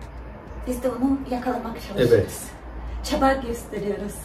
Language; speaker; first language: Turkish; non-native, fluent; Russian